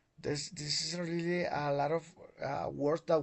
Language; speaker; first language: English; non-native, learner; Spanish